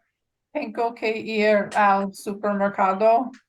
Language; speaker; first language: Spanish; non-native, learner; English